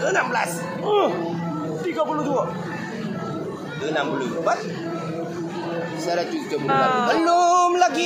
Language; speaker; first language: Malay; non-native, learner; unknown